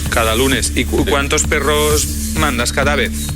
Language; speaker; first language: Spanish; native; Spanish